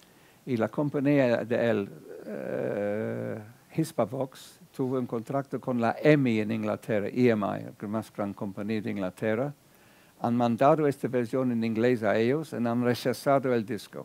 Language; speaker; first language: Spanish; non-native, fluent; English